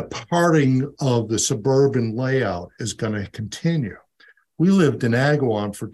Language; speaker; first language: English; native; English